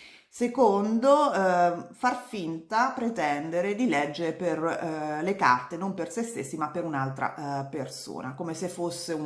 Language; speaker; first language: Italian; native; Italian